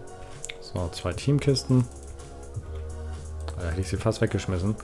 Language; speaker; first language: German; native; German